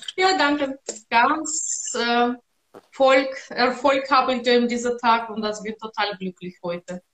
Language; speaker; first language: German; non-native, learner; Russian